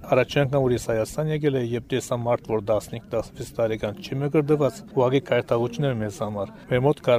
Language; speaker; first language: Armenian; early bilingual, heritage; Armenian